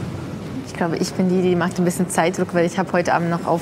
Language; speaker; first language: German; non-native, fluent; English